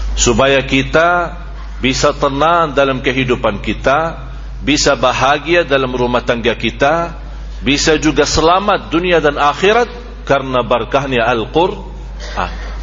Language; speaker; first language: Indonesian; non-native, fluent; Arabic